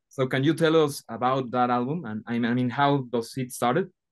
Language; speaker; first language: English; non-native, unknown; Spanish